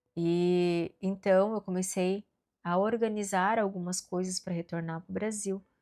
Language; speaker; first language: Portuguese; native; Portuguese